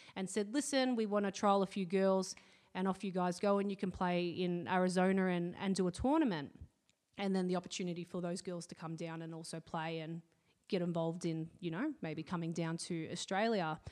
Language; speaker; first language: English; native; English